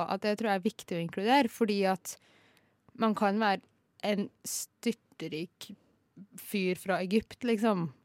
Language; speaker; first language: Norwegian; native; Norwegian